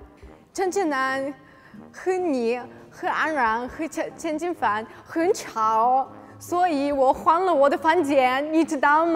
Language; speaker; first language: Chinese; non-native, learner; Russian